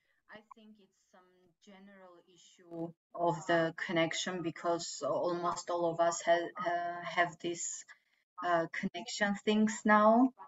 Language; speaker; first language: English; non-native, fluent; Armenian